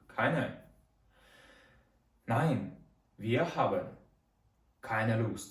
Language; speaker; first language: German; non-native, fluent; Ukrainian